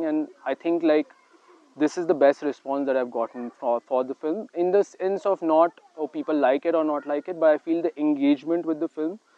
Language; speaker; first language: English; non-native, local second language; Hindi